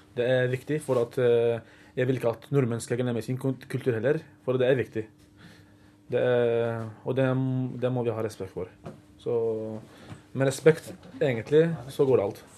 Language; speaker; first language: Norwegian; early bilingual, other home language; Arabic